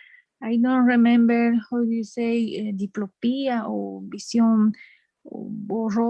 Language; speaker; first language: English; non-native, learner; Spanish